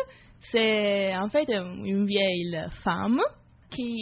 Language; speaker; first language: French; non-native, learner; Italian